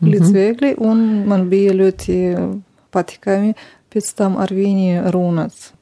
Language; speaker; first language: Latvian; non-native, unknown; Romanian